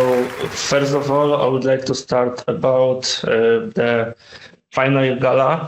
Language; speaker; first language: English; non-native, fluent; Polish